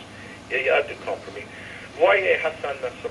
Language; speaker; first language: French; non-native, fluent; English